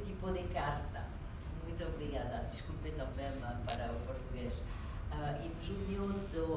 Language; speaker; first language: Portuguese; non-native, learner; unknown